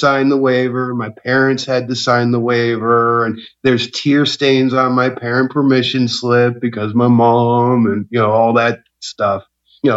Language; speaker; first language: English; native; English